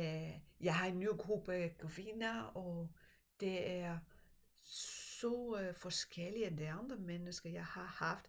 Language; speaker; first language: Danish; non-native, fluent; Portuguese